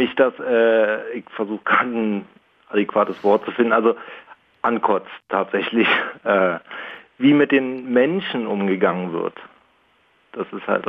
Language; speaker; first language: German; native; German